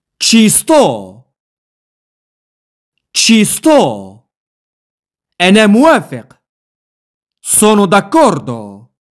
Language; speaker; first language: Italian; non-native, fluent; Arabic